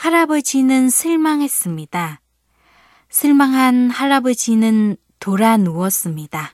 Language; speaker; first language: Korean; non-native, fluent; Vietnamese